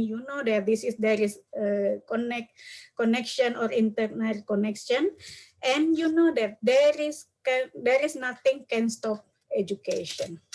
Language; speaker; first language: English; non-native, learner; Indonesian